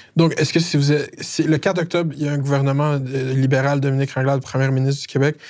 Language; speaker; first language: French; native; French